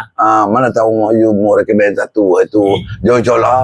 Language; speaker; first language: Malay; non-native, local second language; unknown